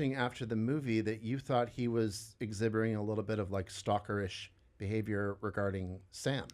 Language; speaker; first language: English; native; English